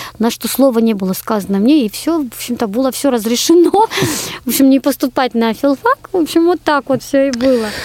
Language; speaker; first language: Russian; non-native, local second language; Georgian